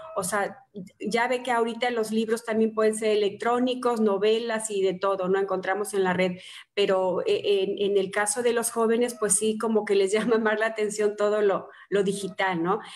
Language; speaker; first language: Spanish; native; Spanish